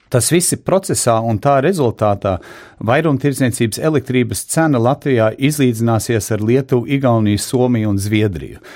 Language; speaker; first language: Latvian; early bilingual, heritage; Latvian